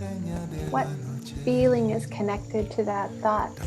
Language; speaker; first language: English; native; English